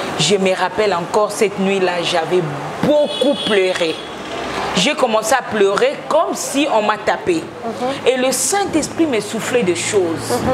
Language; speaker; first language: French; non-native, local second language; Lingala